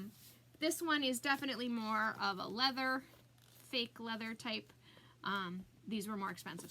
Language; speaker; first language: English; native; English